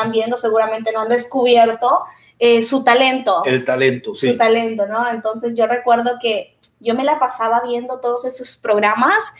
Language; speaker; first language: Spanish; native; Spanish